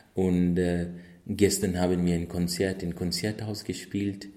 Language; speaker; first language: German; non-native, fluent; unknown